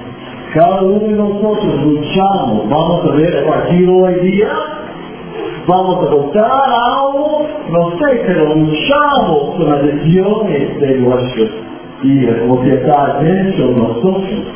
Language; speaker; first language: Spanish; non-native, fluent; English